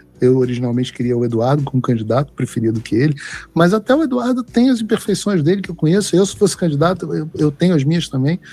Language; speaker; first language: Portuguese; native; Portuguese